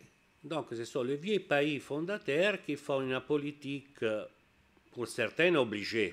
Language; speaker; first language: French; non-native, learner; Italian